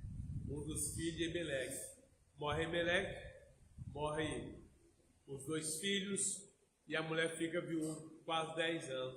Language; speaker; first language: Portuguese; native; Portuguese